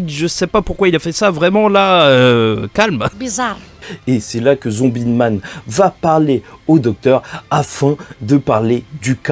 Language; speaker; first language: French; native; French